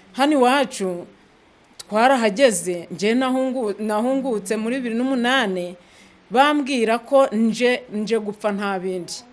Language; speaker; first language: Kinyarwanda; native; Kinyarwanda